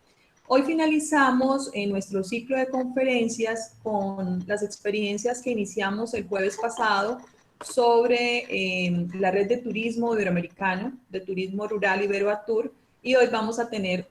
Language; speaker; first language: Spanish; native; Spanish